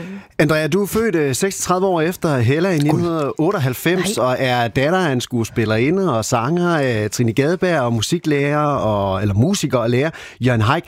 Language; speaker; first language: Danish; native; Danish